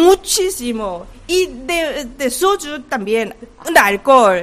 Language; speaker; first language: Spanish; non-native, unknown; Korean